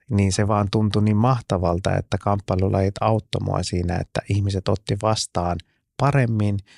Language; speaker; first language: Finnish; early bilingual, other home language; Persian